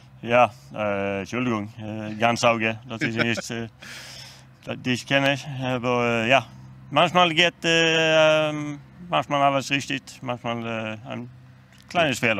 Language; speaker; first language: German; non-native, learner; Swedish